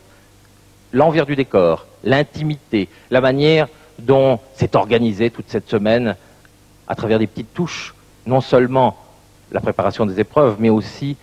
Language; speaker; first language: French; native; French